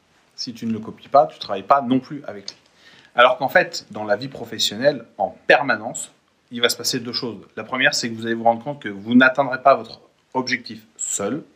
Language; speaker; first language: French; native; French